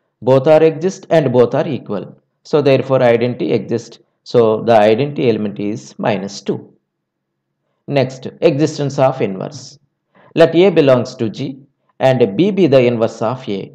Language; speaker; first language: English; non-native, local second language; Telugu